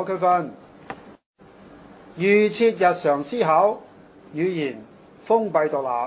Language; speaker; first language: Chinese; non-native, local second language; Cantonese